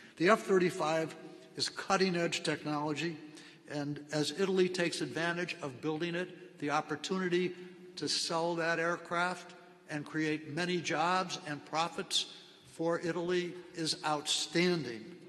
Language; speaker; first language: English; native; English